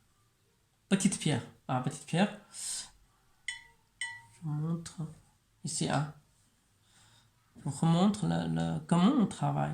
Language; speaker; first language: French; non-native, learner; Chinese